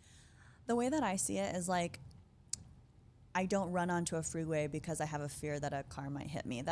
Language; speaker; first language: English; native; English